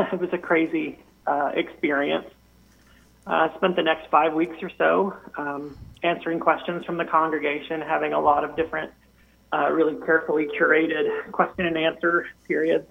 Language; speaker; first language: English; native; English